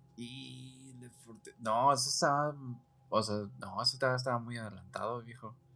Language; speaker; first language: Spanish; native; Spanish